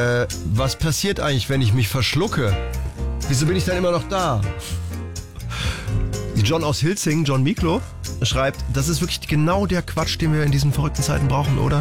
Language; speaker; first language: German; native; German